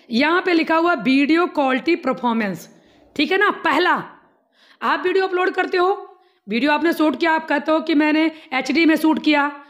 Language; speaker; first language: Hindi; native; Hindi